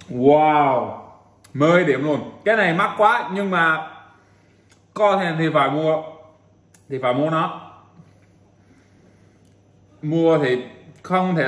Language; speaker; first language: Vietnamese; non-native, fluent; English